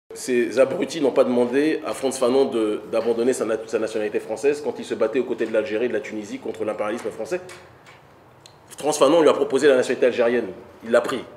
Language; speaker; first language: French; native; French